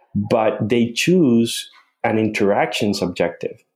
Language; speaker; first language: English; non-native, fluent; Spanish